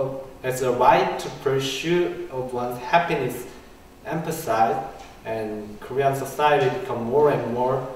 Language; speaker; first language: English; non-native, learner; Korean